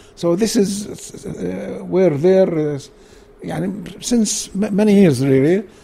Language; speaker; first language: English; non-native, learner; Arabic